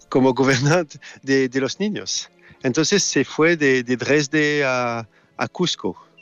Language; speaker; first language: Spanish; non-native, fluent; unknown